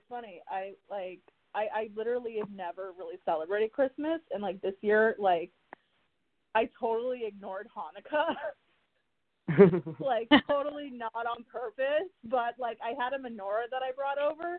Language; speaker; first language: English; early bilingual, other home language; Spanish